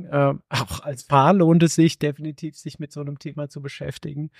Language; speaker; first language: German; native; German